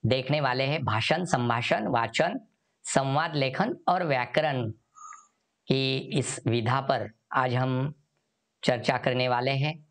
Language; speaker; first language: Hindi; non-native, local second language; Marathi